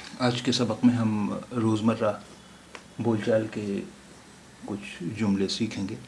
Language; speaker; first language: Urdu; native; Urdu